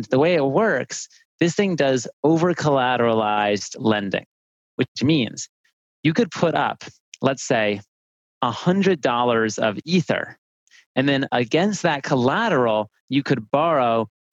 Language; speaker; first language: English; native; English